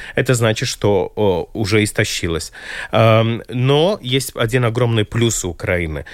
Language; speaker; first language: Russian; non-native, local second language; Latvian